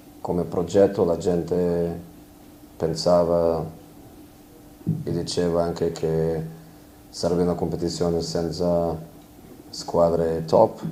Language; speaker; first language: Italian; non-native, fluent; Portuguese